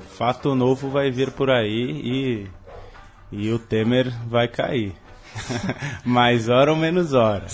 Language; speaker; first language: Portuguese; native; Portuguese